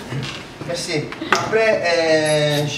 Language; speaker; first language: French; non-native, learner; Italian